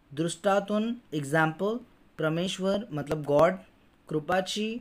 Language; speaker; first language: Hindi; non-native, local second language; Marathi